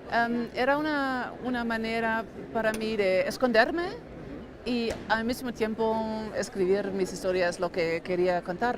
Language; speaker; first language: Spanish; non-native, fluent; German